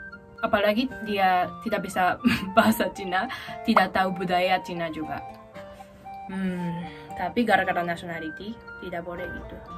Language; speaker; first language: Indonesian; non-native, fluent; Japanese